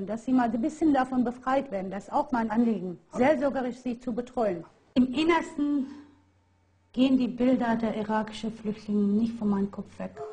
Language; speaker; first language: German; non-native, fluent; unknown